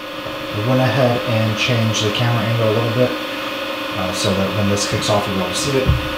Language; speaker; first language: English; native; English